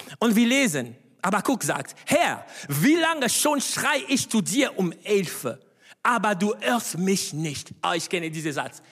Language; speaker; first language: German; non-native, fluent; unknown